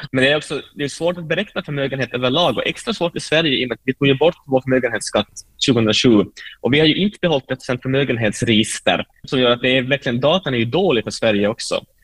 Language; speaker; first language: Swedish; native; Swedish